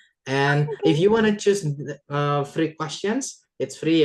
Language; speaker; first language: English; non-native, local second language; Indonesian